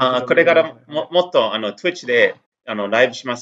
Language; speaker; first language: Japanese; non-native, learner; English